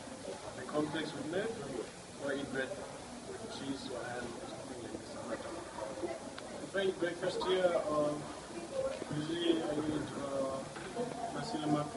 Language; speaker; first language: English; non-native, fluent; German